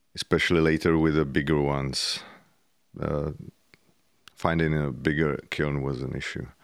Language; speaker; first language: English; non-native, fluent; Czech